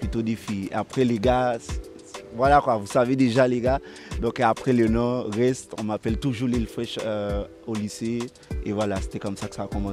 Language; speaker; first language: French; non-native, local second language; Haitian Creole